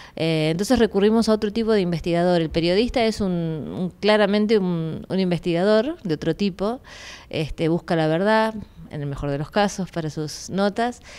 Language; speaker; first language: Spanish; native; Spanish